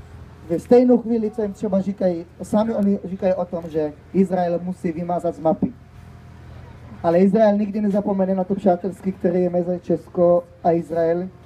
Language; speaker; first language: Czech; early bilingual, heritage; Czech